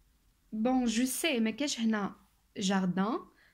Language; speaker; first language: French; non-native, local second language; Arabic